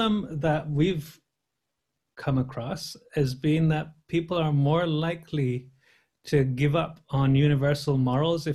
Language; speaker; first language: English; native; English